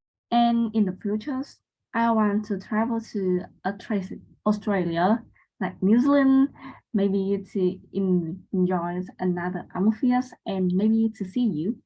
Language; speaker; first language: English; non-native, learner; Vietnamese